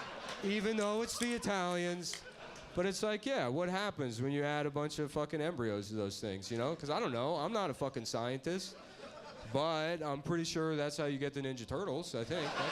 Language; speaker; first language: English; native; English